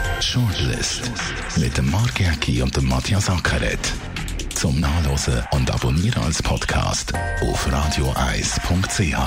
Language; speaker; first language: German; native; German